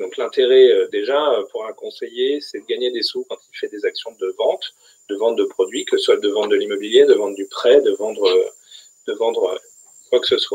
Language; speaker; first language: French; native; French